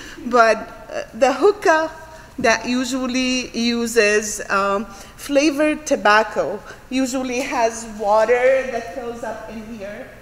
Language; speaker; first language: English; non-native, fluent; Arabic